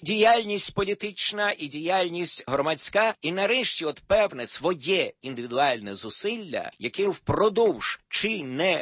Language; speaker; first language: Ukrainian; native; Ukrainian